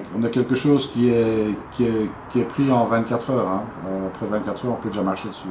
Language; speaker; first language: French; native; French